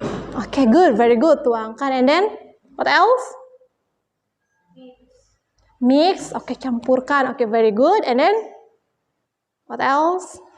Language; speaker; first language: English; non-native, learner; Indonesian